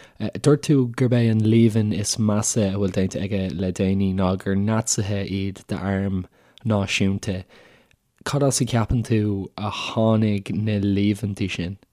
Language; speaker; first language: Irish; native; Irish